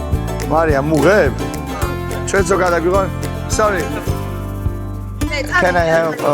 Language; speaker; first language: Georgian; native; Georgian